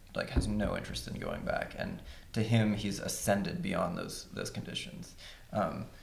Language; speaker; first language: English; native; English